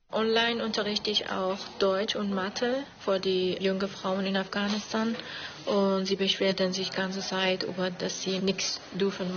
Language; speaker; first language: German; non-native, fluent; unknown